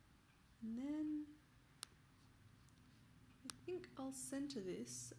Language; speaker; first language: English; native; English